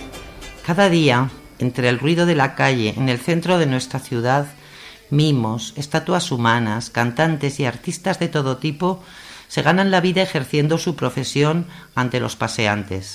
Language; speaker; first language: Spanish; native; Spanish